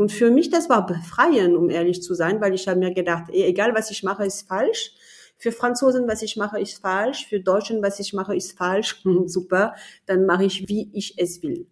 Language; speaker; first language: German; non-native, fluent; French